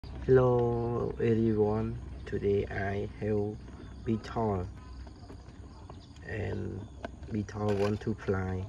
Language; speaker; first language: English; non-native, learner; Khmer